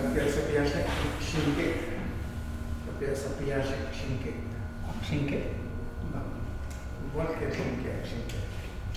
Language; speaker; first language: Spanish; non-native, local second language; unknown